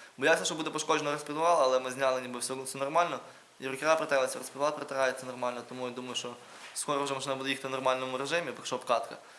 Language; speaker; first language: Ukrainian; native; Ukrainian